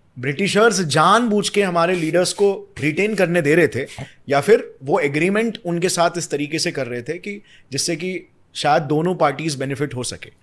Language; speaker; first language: Hindi; native; Hindi